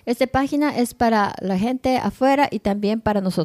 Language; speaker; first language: Spanish; non-native, learner; Japanese